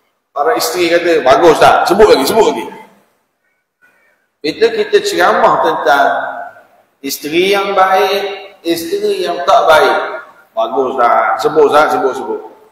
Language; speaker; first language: Malay; native; Malay